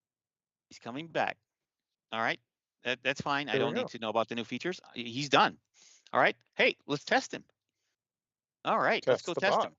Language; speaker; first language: English; native; English